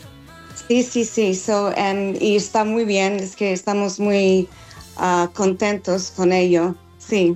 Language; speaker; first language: Spanish; non-native, learner; English